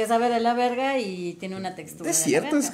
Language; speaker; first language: Spanish; native; Spanish